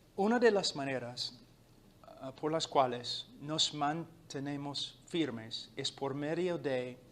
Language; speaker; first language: Spanish; non-native, fluent; English